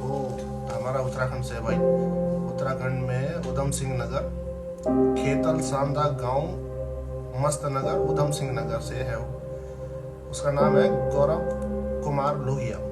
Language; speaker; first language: Hindi; native; Hindi